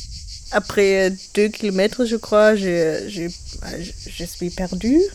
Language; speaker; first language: French; non-native, learner; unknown